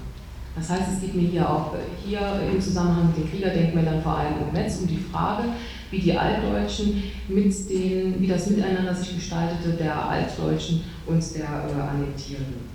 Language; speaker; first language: German; native; German